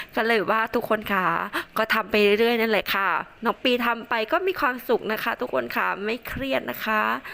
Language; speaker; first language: Thai; non-native, local second language; Northern Khmer